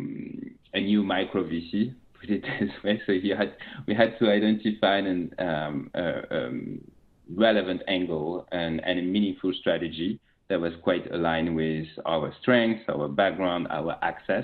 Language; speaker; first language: English; non-native, fluent; French